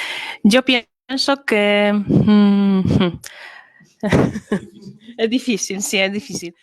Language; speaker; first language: Spanish; non-native, fluent; Polish